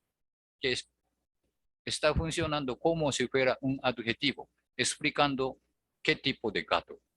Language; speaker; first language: Spanish; non-native, fluent; Japanese